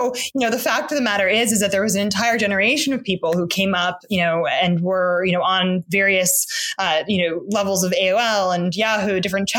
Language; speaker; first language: English; native; English